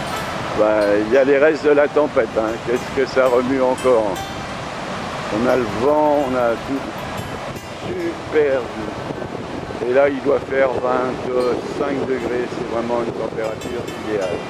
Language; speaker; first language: French; native; French